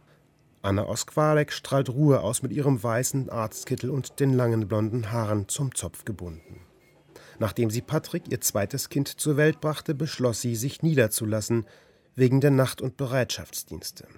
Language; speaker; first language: German; native; German